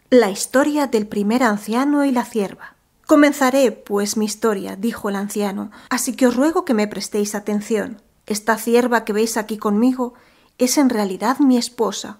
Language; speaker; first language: Spanish; native; Spanish